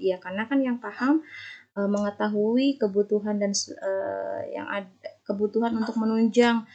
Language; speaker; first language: Indonesian; native; Indonesian